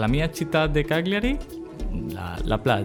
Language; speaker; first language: Italian; non-native, learner; Spanish